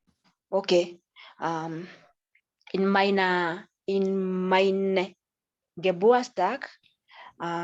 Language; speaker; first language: German; non-native, learner; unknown